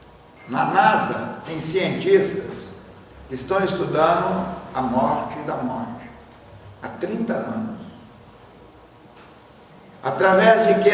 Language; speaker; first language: Portuguese; native; Portuguese